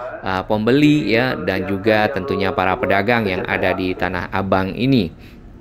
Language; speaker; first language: Indonesian; native; Indonesian